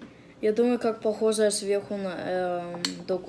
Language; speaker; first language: Russian; early bilingual, heritage; Russian